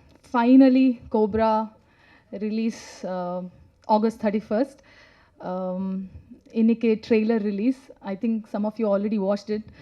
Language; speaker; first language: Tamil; non-native, learner; Kannada